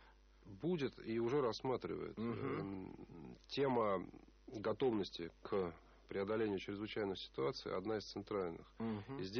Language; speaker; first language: Russian; native; Russian